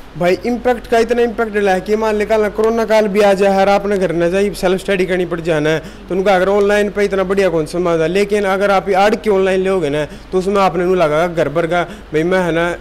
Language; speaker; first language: Hindi; native; Hindi